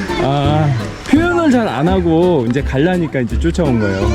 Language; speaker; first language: Korean; native; Korean